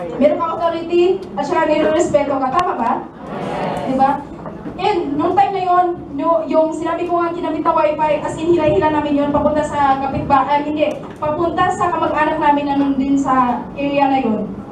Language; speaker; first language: Filipino; non-native, local second language; Cebuano